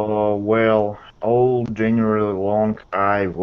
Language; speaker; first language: English; non-native, fluent; Russian